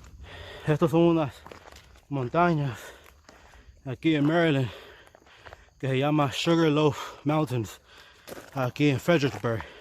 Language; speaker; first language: Spanish; early bilingual, heritage; Spanish